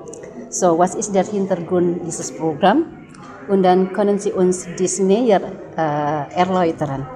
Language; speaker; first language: German; non-native, learner; Indonesian